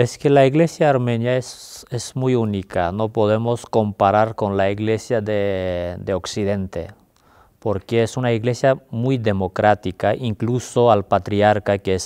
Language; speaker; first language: Spanish; non-native, fluent; Armenian